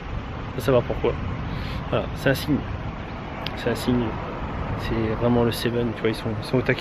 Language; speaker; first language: French; native; French